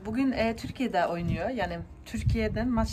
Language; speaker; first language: Turkish; non-native, learner; German